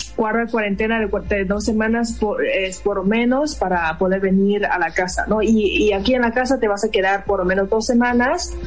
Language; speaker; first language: Spanish; non-native, fluent; Chinese